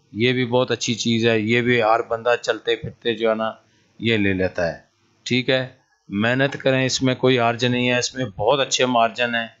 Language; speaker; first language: Urdu; non-native, local second language; Punjabi